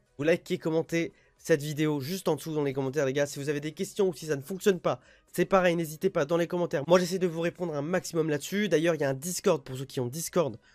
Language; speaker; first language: French; native; French